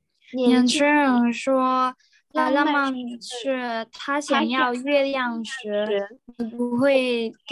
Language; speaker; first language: Chinese; non-native, learner; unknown